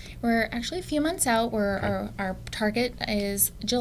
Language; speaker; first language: English; native; English